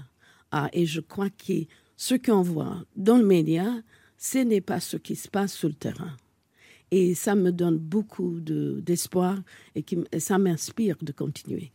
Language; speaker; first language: French; non-native, fluent; English